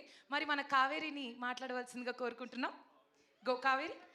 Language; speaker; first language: Telugu; native; Telugu